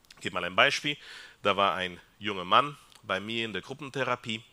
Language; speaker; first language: German; non-native, fluent; Spanish